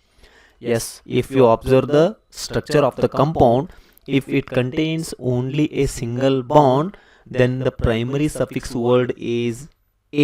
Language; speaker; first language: English; non-native, local second language; Kannada